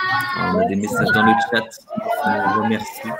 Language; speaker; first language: French; native; French